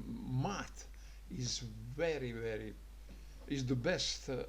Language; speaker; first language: English; non-native, learner; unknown